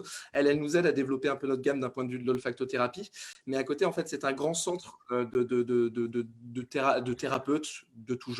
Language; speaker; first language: French; native; French